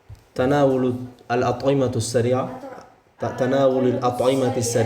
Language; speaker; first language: Arabic; non-native, fluent; Uzbek